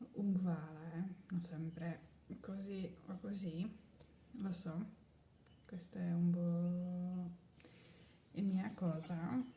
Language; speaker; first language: Italian; non-native, learner; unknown